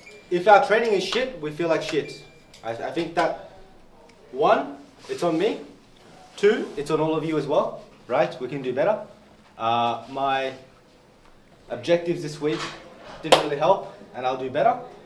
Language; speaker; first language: English; non-native, fluent; Portuguese